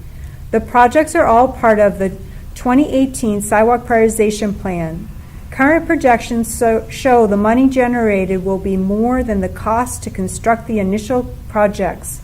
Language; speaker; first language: English; native; English